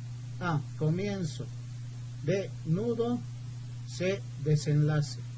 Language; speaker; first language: Spanish; native; Spanish